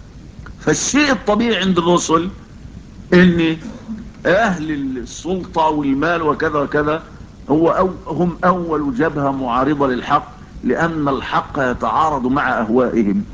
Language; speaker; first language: Arabic; native; Arabic